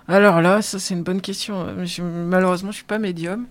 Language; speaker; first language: French; native; French